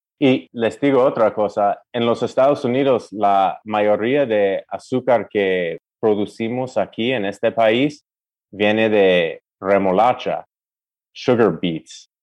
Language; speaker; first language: Spanish; non-native, fluent; English